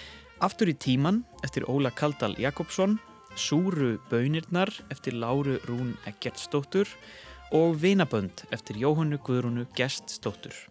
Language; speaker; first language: Icelandic; native; Icelandic